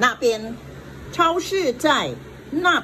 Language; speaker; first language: Chinese; non-native, fluent; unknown